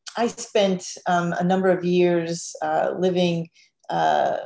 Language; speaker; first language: English; native; English